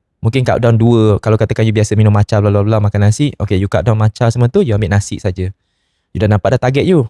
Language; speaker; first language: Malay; native; Malay